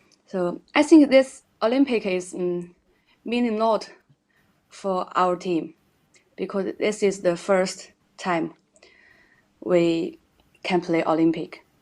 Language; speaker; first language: English; non-native, learner; Chinese